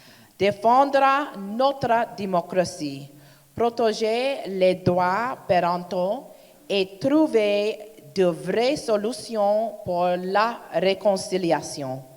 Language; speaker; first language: French; non-native, learner; English